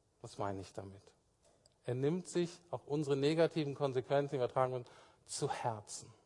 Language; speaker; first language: German; native; German